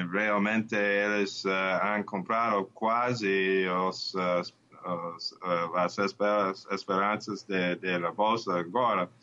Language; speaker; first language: Portuguese; non-native, learner; Spanish